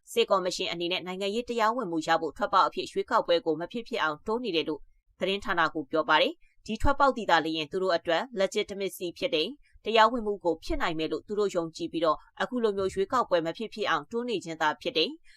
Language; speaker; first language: Burmese; native; Burmese